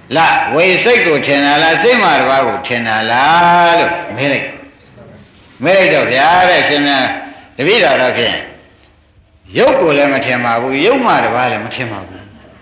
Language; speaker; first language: Burmese; native; Burmese